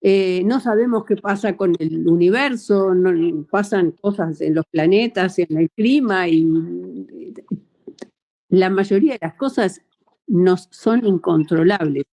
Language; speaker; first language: Spanish; native; Spanish